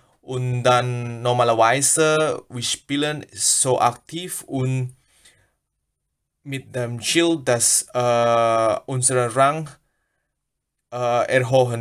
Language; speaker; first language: German; non-native, learner; Indonesian